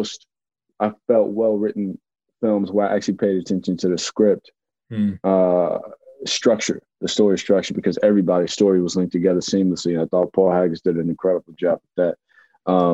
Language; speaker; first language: English; native; English